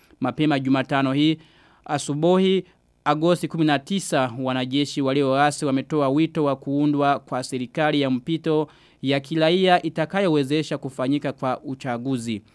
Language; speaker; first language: Swahili; non-native, local second language; Rundi